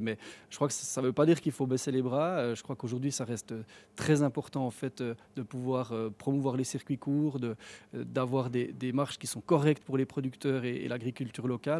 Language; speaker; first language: French; native; French